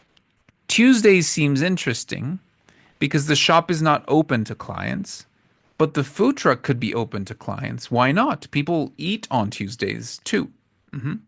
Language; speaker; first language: English; non-native, fluent; Spanish